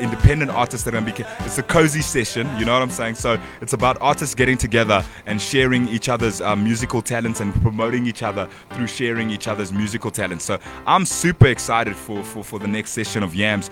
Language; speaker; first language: English; non-native, local second language; Bemba